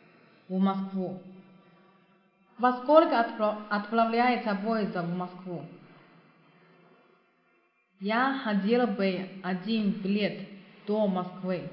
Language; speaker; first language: Russian; non-native, fluent; Chinese